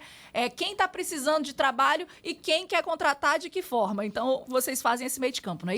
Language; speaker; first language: Portuguese; native; Portuguese